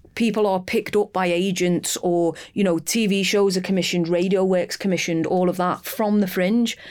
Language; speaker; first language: English; native; English